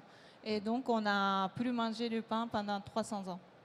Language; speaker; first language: French; non-native, fluent; Japanese